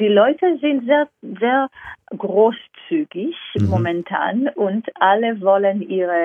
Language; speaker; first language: German; non-native, fluent; Hebrew